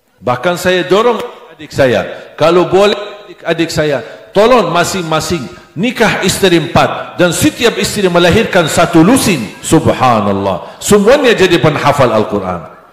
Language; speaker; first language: Indonesian; non-native, fluent; Arabic